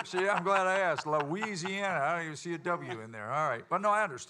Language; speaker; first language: English; native; English